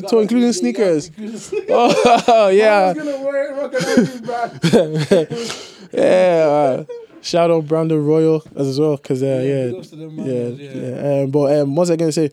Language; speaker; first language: English; native; English